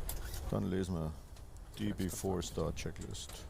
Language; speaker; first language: German; native; German